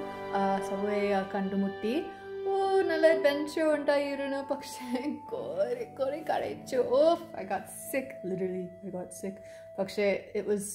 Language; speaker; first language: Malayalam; non-native, learner; English